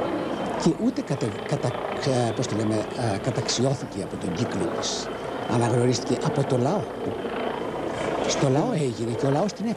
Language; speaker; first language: Greek; native; Greek